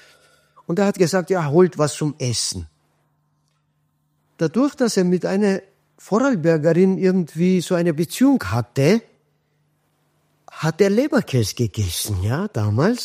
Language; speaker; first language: German; non-native, fluent; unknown